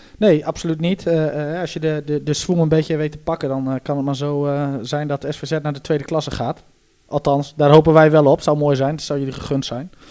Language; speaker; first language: Dutch; native; Dutch